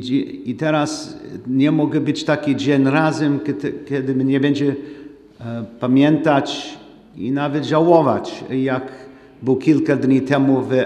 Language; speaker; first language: Polish; non-native, learner; English